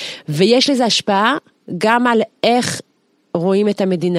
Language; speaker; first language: Hebrew; non-native, fluent; French